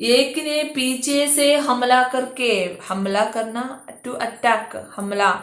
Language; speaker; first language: Hindi; non-native, local second language; Malayalam